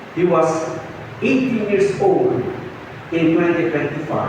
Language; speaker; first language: English; non-native, local second language; Filipino